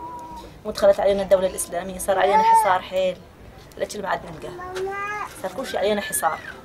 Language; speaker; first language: Arabic; native; Arabic